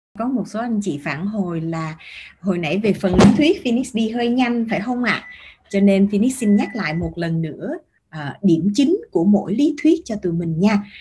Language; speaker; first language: Vietnamese; early bilingual, heritage; Vietnamese